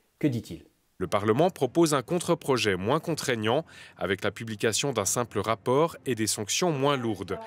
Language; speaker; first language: French; native; French